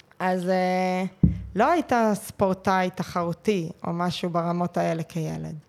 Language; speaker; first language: Hebrew; native; Hebrew